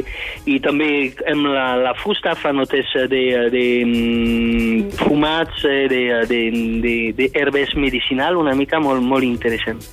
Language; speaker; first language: Catalan; non-native, fluent; French